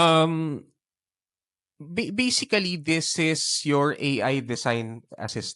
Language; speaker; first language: English; non-native, local second language; Filipino